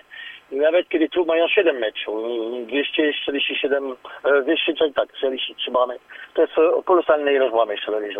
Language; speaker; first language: Polish; non-native, learner; French